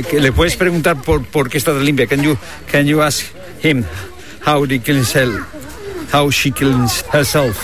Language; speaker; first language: Spanish; native; Spanish